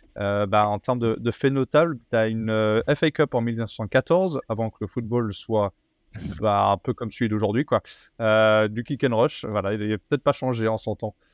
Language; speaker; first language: French; native; French